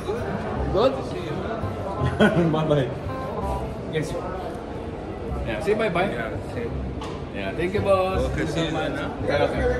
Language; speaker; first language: English; non-native, learner; Filipino